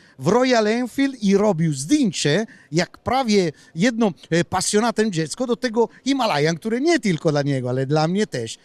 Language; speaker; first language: Polish; non-native, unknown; Italian